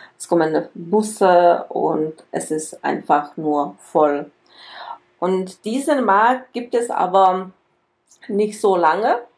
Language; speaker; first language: German; non-native, fluent; Czech